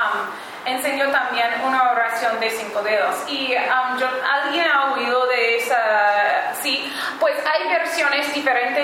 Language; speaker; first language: Spanish; non-native, learner; English